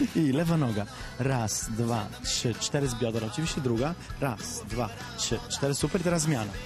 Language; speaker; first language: Polish; non-native, fluent; Italian